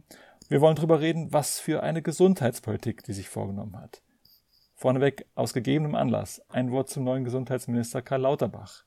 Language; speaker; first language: German; native; German